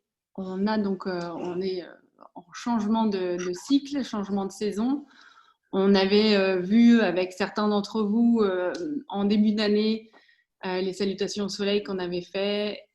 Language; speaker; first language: French; native; French